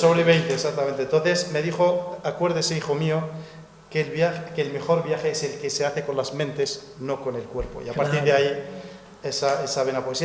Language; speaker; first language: Spanish; native; Spanish